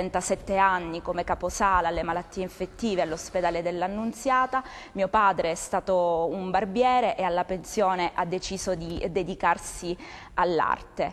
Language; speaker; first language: Italian; native; Italian